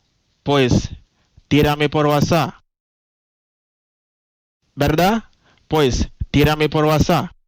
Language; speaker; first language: Spanish; non-native, fluent; Haitian Creole